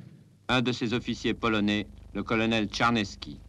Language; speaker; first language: French; native; French